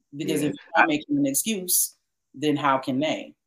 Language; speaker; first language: English; native; English